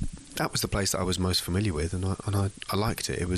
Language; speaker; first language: English; native; English